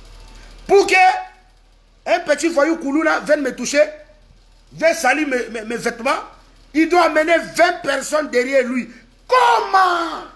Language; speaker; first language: French; non-native, local second language; Lingala